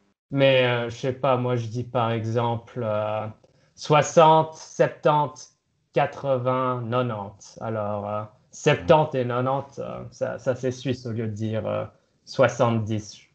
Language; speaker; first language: French; non-native, local second language; German